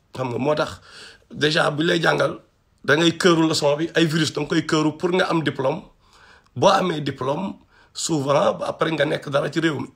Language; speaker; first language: Wolof; non-native, local second language; Fula